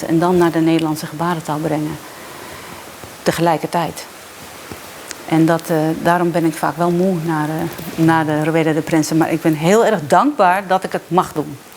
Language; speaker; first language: Dutch; non-native, local second language; Papiamento